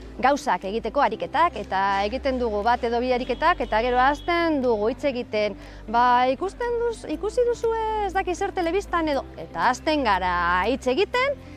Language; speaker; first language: Basque; non-native, local second language; Spanish